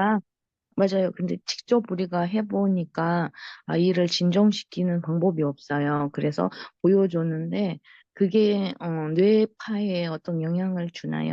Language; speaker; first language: Korean; non-native, local second language; Russian